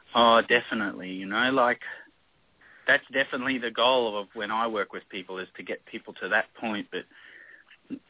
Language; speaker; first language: English; native; English